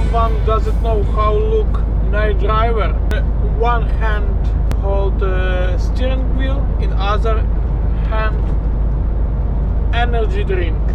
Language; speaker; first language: English; non-native, learner; Polish